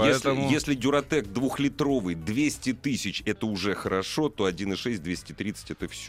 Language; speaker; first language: Russian; native; Russian